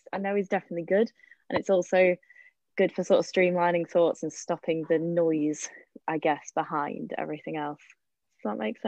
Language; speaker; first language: English; non-native, local second language; Welsh